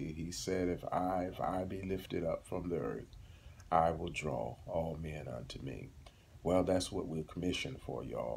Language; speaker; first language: English; native; English